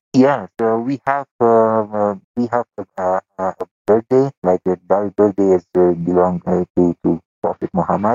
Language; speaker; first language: English; non-native, fluent; Persian